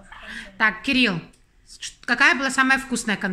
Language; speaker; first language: Russian; native; Russian